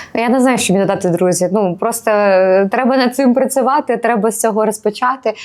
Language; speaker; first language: Ukrainian; native; Ukrainian